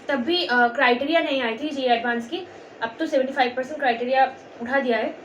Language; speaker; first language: Hindi; non-native, local second language; Bangla